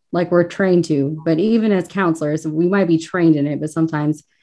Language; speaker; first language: English; native; English